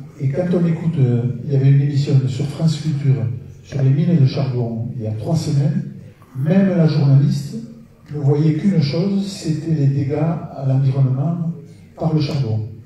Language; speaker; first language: French; native; French